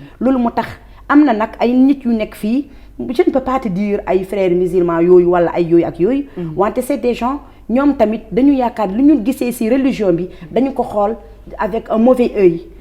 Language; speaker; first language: Wolof; non-native, local second language; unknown